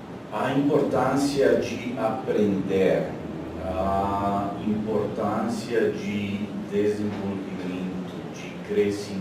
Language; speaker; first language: Portuguese; non-native, fluent; Slovenian